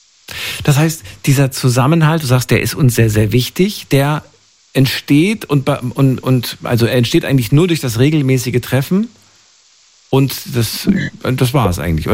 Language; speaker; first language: German; native; German